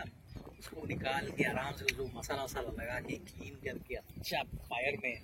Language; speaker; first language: Hindi; non-native, local second language; Telugu